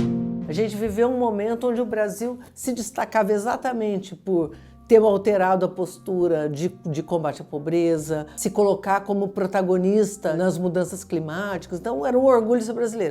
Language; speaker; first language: Portuguese; native; Portuguese